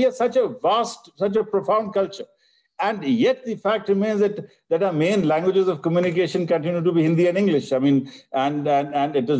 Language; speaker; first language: English; non-native, local second language; Punjabi